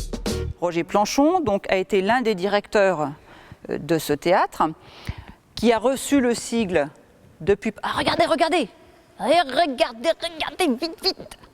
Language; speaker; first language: French; native; French